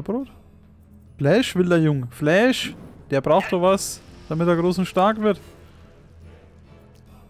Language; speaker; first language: German; native; German